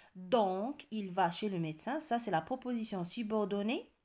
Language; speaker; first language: French; non-native, local second language; Arabic